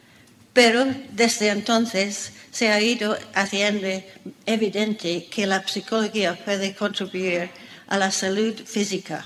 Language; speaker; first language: Spanish; non-native, fluent; English